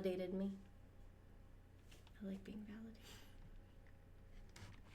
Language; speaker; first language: English; native; English